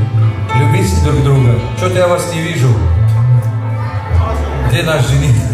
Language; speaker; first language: Russian; non-native, local second language; Tajik